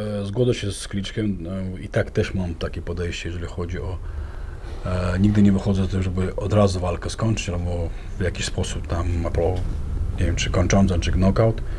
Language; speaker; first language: Polish; non-native, fluent; Chechen